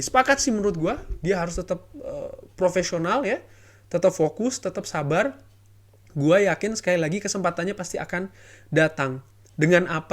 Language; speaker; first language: Indonesian; native; Indonesian